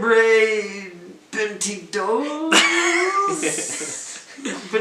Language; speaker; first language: Spanish; non-native, learner; English